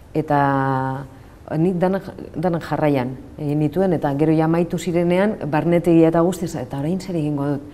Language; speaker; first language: Basque; non-native, local second language; Spanish